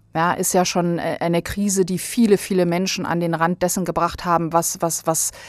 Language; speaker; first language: German; early bilingual, other home language; Bosnian